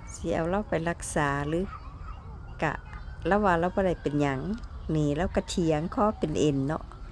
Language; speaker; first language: Thai; native; Thai